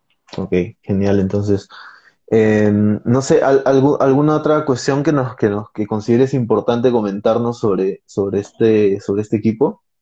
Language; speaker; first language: Spanish; native; Spanish